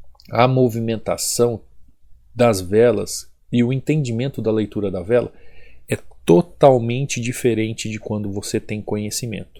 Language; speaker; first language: Portuguese; native; Portuguese